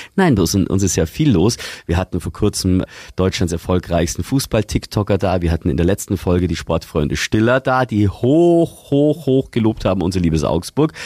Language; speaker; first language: German; native; German